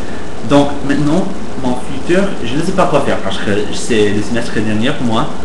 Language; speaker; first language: French; non-native, fluent; English